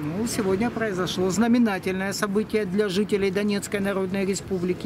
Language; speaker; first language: Russian; native; Russian